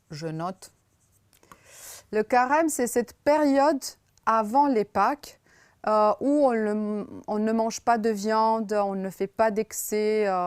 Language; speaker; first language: French; non-native, fluent; Romanian